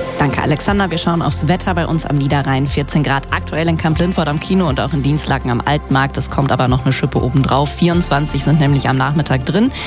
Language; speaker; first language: German; native; German